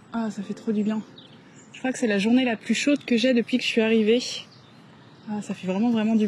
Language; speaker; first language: French; native; French